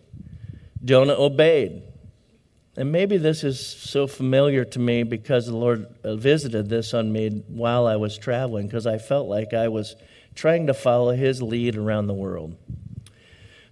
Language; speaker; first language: English; native; English